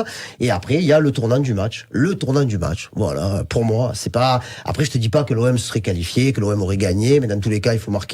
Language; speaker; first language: French; native; French